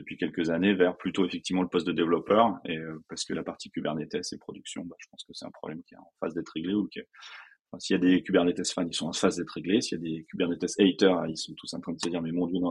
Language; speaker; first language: French; native; French